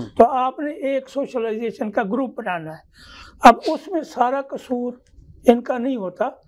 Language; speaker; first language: Urdu; non-native, local second language; Saraiki